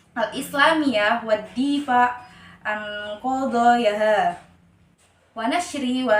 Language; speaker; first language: Arabic; non-native, learner; Indonesian